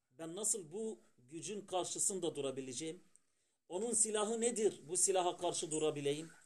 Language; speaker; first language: Turkish; non-native, fluent; Arabic